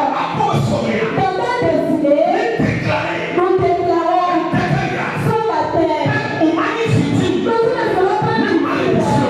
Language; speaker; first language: French; native; French